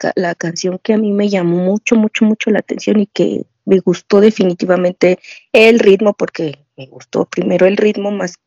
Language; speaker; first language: Spanish; native; Spanish